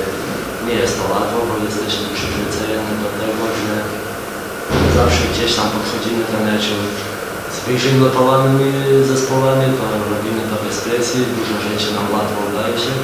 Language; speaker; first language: Polish; non-native, fluent; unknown